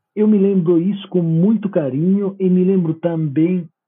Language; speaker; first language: Portuguese; non-native, fluent; Italian